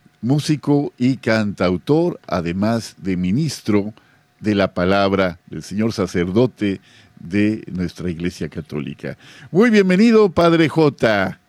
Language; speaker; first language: Spanish; native; Spanish